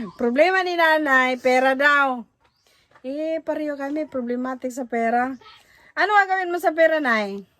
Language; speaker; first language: Filipino; non-native, local second language; Cebuano